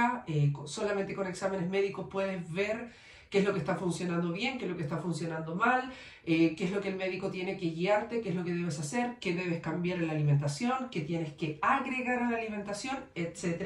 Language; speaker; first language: Spanish; native; Spanish